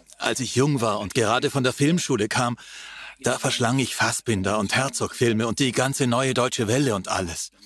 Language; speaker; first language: German; non-native, fluent; English